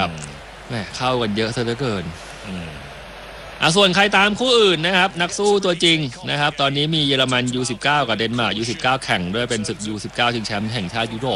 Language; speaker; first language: Thai; native; Thai